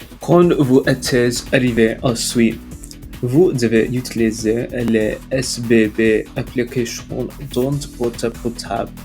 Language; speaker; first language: French; non-native, learner; English